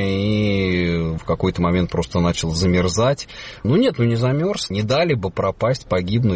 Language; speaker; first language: Russian; native; Russian